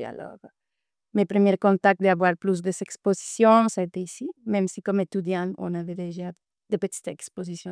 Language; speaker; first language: French; non-native, fluent; Spanish